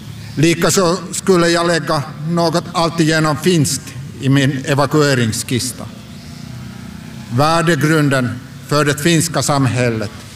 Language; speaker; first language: Swedish; non-native, local second language; Finnish